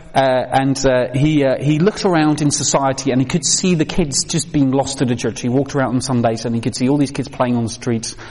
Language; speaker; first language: English; non-native, fluent; Dutch